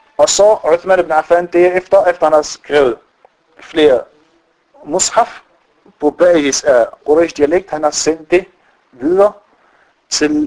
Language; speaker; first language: Danish; non-native, fluent; Arabic